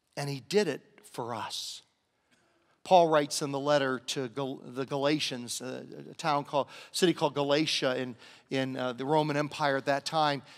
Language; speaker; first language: English; native; English